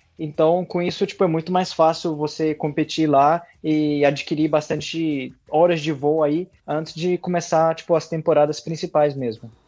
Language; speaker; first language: Portuguese; early bilingual, heritage; Portuguese